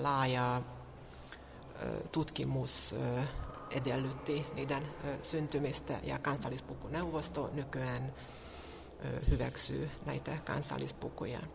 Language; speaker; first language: Finnish; non-native, fluent; Hungarian